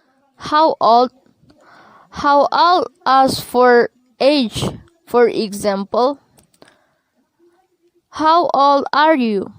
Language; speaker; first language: English; non-native, learner; Indonesian